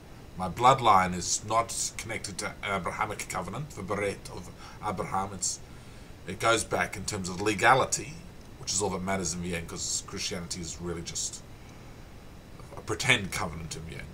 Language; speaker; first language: English; native; English